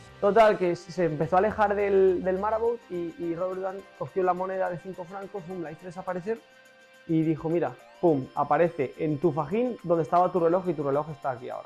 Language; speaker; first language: Spanish; native; Spanish